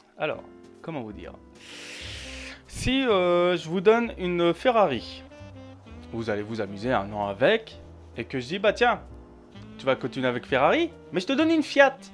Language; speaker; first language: French; native; French